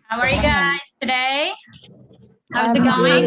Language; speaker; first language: English; non-native, fluent; Indonesian